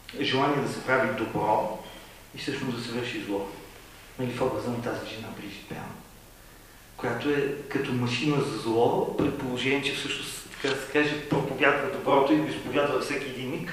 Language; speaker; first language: Bulgarian; native; Bulgarian